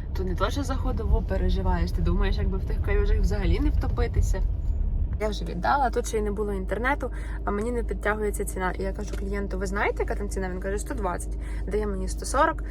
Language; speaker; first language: Ukrainian; non-native, local second language; Russian